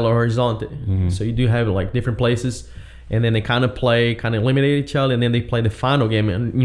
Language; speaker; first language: English; non-native, fluent; Portuguese